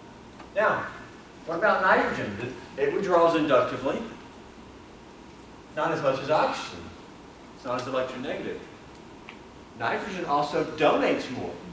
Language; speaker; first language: English; native; English